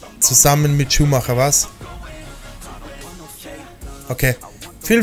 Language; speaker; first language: German; native; German